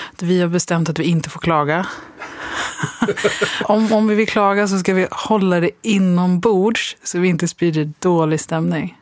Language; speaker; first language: Swedish; native; Swedish